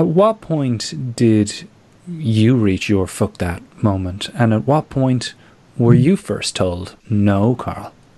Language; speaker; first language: English; native; English